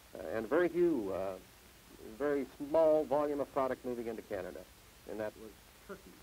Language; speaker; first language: English; native; English